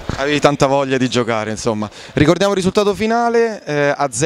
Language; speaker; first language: Italian; native; Italian